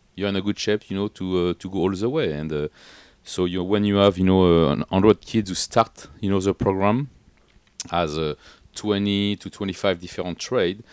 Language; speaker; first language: English; non-native, fluent; French